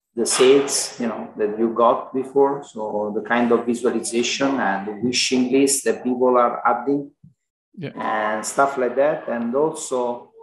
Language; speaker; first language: English; non-native, learner; Italian